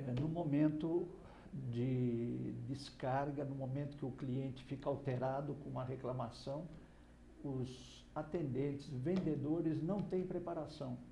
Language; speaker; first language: Portuguese; non-native, fluent; German